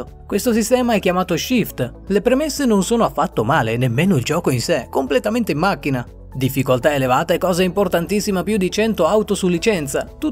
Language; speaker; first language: Italian; native; Italian